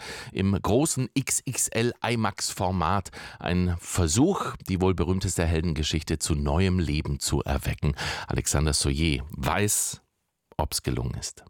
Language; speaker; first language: German; native; German